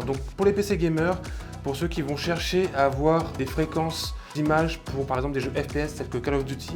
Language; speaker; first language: French; native; French